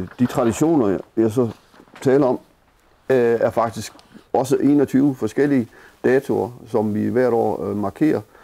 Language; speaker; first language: Danish; native; Danish